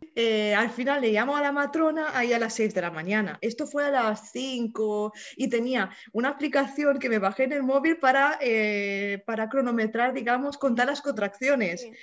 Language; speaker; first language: Spanish; non-native, fluent; Romanian